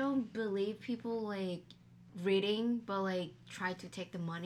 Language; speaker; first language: English; non-native, fluent; Vietnamese